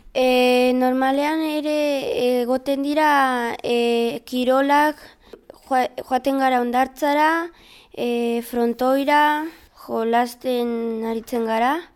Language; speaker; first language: Basque; non-native, local second language; Spanish